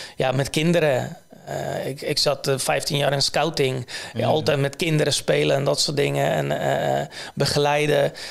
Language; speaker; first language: Dutch; non-native, fluent; Polish